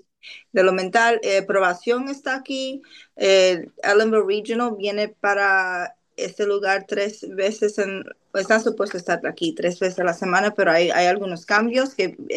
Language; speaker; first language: Spanish; early bilingual, other home language; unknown